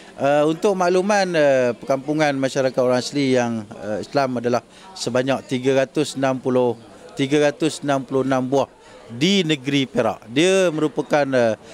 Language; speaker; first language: Malay; native; Malay